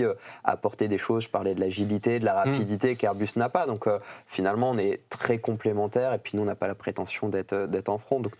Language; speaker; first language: French; native; French